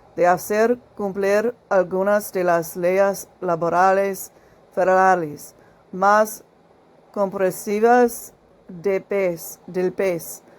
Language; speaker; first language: Spanish; non-native, learner; English